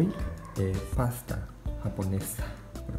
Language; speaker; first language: Spanish; non-native, learner; Japanese